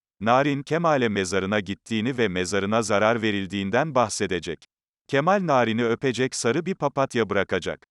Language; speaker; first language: Turkish; native; Turkish